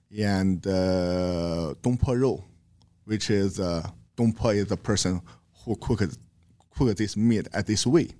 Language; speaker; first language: English; non-native, learner; Chinese